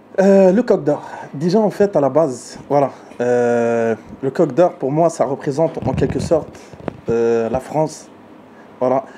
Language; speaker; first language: French; early bilingual, other home language; Arabic